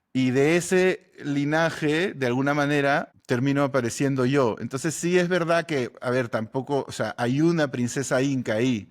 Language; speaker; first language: Spanish; native; Spanish